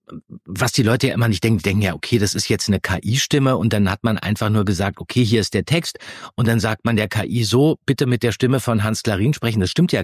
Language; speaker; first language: German; native; German